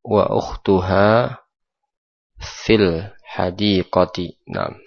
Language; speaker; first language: Arabic; non-native, fluent; Indonesian